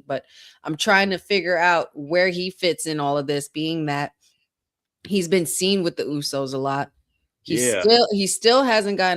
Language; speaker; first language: English; native; English